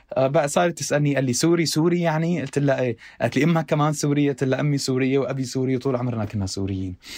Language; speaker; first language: Arabic; native; Arabic